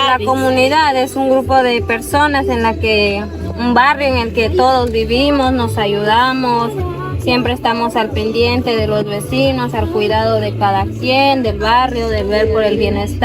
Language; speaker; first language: Spanish; native; Spanish